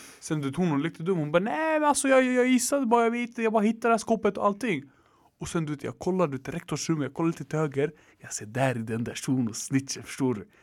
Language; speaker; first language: Swedish; early bilingual, other home language; Arabic